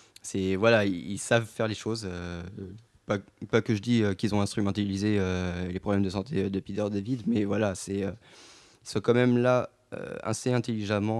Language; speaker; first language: French; native; French